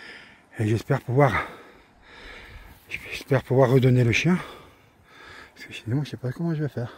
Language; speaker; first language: French; native; French